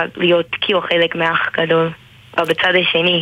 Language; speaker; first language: Hebrew; non-native, learner; English